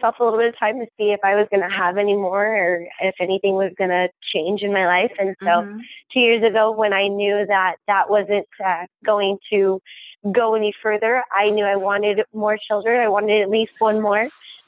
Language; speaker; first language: English; native; English